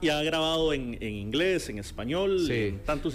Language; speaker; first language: Spanish; native; Spanish